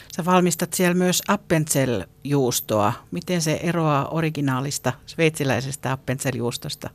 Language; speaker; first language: Finnish; native; Finnish